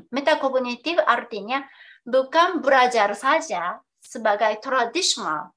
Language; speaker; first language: Indonesian; non-native, fluent; Japanese